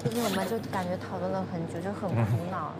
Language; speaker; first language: Chinese; native; Chinese